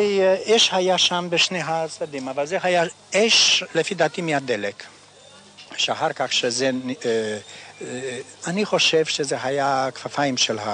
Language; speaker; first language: Hebrew; non-native, fluent; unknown